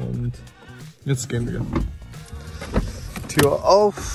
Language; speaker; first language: German; non-native, fluent; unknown